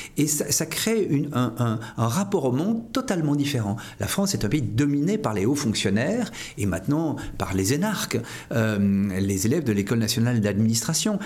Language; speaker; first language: French; native; French